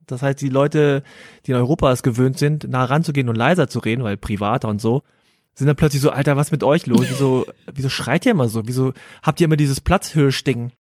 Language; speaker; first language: German; native; German